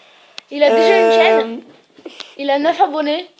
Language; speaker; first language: French; native; French